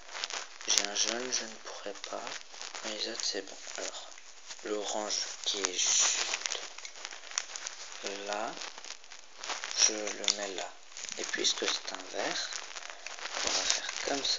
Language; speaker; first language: French; native; French